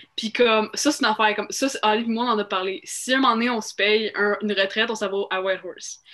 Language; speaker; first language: French; native; French